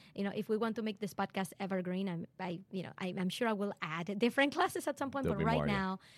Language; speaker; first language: English; non-native, fluent; Spanish